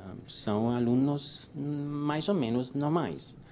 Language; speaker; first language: Portuguese; non-native, learner; English